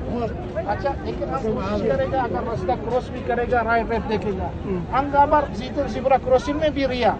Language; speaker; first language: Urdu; non-native, learner; Arabic